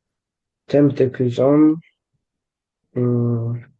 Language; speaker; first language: French; non-native, learner; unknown